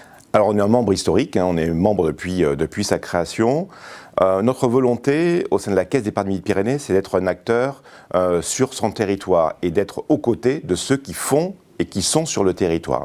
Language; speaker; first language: French; native; French